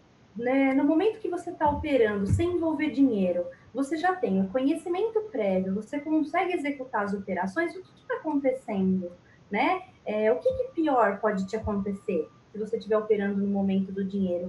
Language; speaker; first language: Portuguese; native; Portuguese